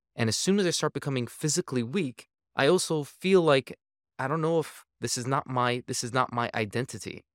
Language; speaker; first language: English; native; English